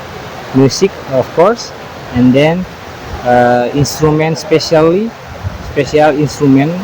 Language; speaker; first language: English; non-native, learner; Indonesian